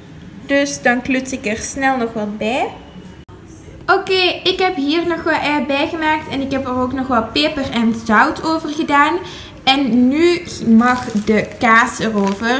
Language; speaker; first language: Dutch; native; Dutch